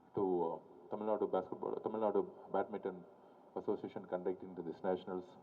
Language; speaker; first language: English; non-native, local second language; Tamil